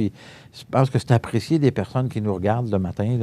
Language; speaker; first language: French; native; French